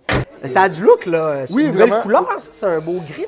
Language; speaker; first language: French; native; French